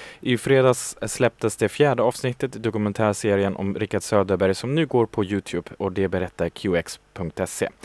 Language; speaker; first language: Swedish; non-native, fluent; German